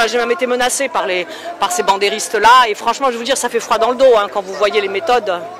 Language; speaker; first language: French; non-native, fluent; Polish